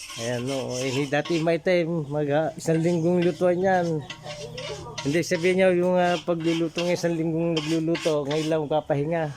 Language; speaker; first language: Filipino; native; Filipino